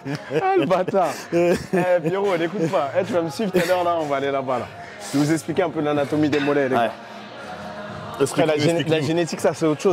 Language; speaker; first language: French; native; French